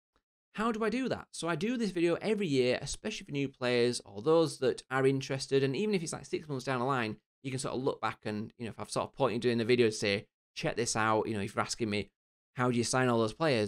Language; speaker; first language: English; native; English